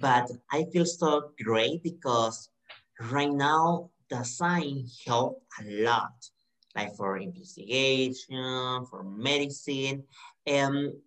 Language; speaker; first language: English; non-native, learner; Spanish